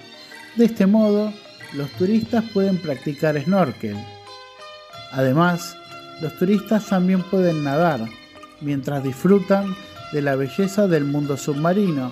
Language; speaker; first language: Spanish; non-native, fluent; Indonesian